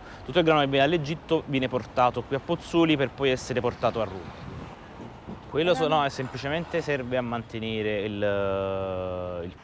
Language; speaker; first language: Italian; native; Italian